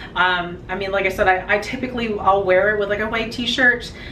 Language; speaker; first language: English; native; English